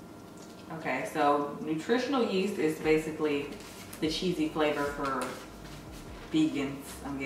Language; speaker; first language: English; native; English